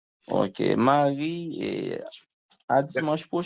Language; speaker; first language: French; non-native, local second language; Haitian Creole